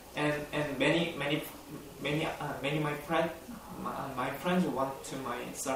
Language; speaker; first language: English; non-native, learner; Korean